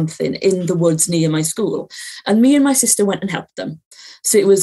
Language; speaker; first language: English; native; English